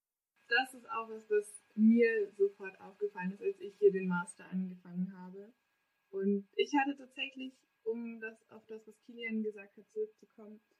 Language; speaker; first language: German; native; German